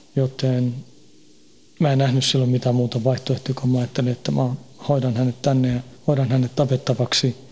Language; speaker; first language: Finnish; early bilingual, heritage; Finnish